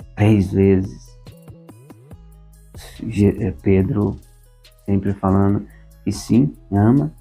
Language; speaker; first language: Portuguese; native; Portuguese